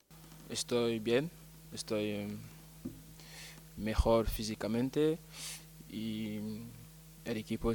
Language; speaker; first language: Spanish; non-native, learner; French